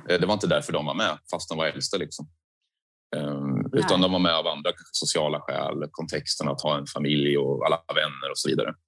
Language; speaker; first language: Swedish; native; Swedish